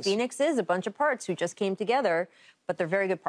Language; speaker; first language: English; native; English